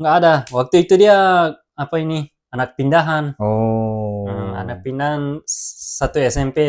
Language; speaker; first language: Indonesian; early bilingual, heritage; Japanese